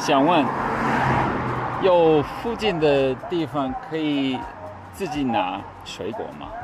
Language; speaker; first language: Chinese; non-native, learner; English